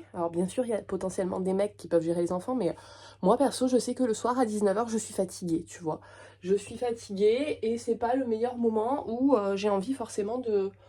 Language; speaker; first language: French; native; French